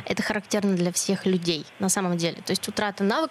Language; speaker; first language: Russian; native; Russian